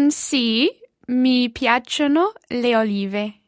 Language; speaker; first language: Italian; non-native, learner; English